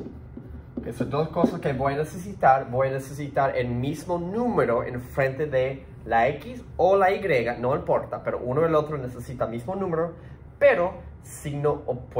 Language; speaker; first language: Spanish; early bilingual, heritage; Spanish